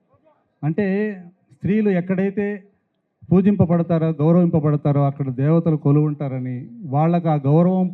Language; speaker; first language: Telugu; native; Telugu